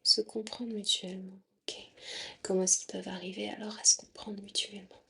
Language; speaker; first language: French; native; French